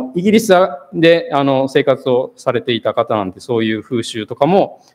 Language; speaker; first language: Japanese; native; Japanese